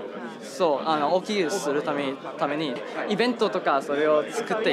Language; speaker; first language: Japanese; non-native, fluent; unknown